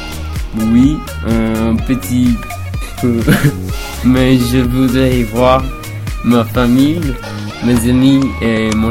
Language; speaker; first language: French; non-native, learner; English